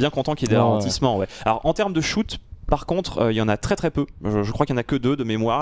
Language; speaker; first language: French; native; French